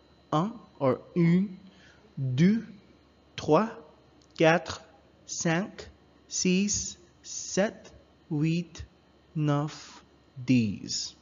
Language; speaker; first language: French; non-native, learner; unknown